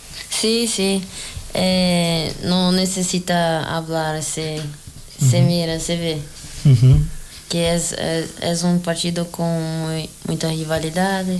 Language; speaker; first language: Spanish; non-native, learner; Portuguese